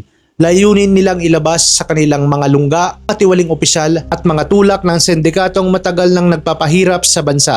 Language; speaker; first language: Filipino; native; Filipino